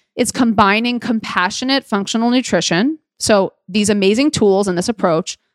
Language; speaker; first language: English; native; English